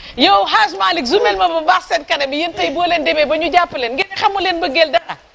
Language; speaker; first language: Wolof; native; Wolof